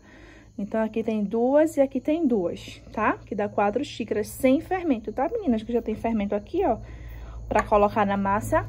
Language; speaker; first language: Portuguese; native; Portuguese